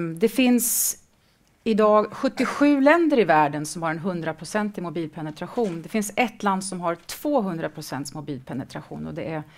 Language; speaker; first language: Swedish; native; Swedish